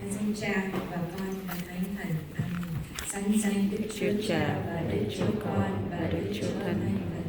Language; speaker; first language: Vietnamese; early bilingual, heritage; Vietnamese